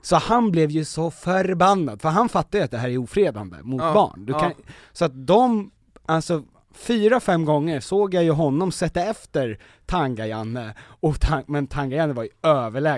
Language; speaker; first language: Swedish; native; Swedish